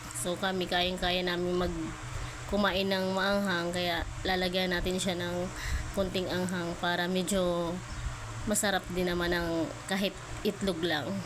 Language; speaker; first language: Filipino; non-native, local second language; Bikol